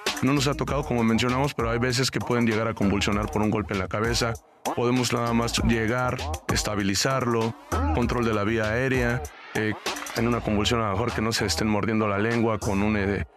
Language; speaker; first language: Spanish; native; Spanish